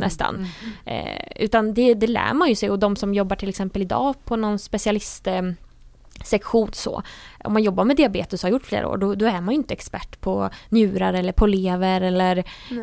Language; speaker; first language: Swedish; native; Swedish